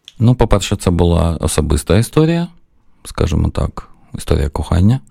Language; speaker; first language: Ukrainian; non-native, local second language; Russian